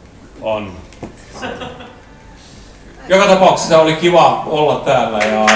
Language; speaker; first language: Finnish; non-native, local second language; Swedish